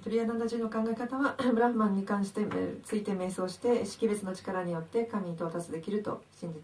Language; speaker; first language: Japanese; non-native, learner; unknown